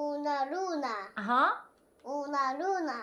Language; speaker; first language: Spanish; non-native, learner; Korean